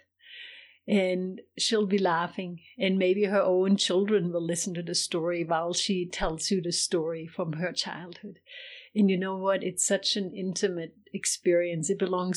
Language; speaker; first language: English; non-native, fluent; German